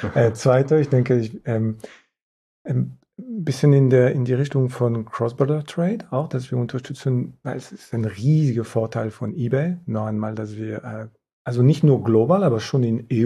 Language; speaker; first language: German; non-native, fluent; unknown